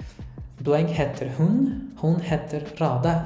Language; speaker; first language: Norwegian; non-native, learner; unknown